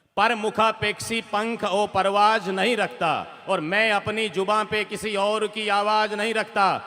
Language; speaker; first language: Hindi; non-native, local second language; Rajasthani